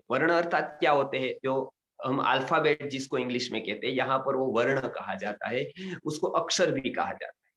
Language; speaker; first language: Hindi; non-native, local second language; Gujarati